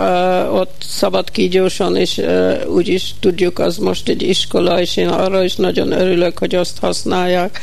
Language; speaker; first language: Hungarian; early bilingual, heritage; Hungarian